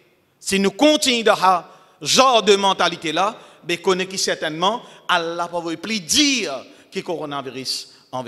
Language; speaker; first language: French; non-native, local second language; Morisyen